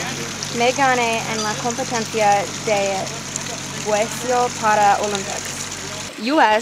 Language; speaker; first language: Spanish; non-native, learner; English